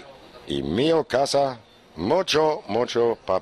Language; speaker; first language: Spanish; non-native, learner; German